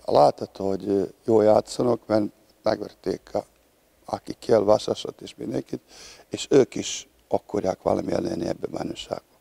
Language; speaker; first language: Hungarian; non-native, learner; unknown